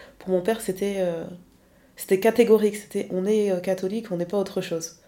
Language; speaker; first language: French; early bilingual, other home language; Lingala